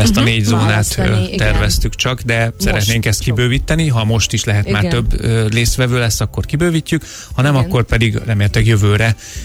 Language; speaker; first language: Hungarian; native; Hungarian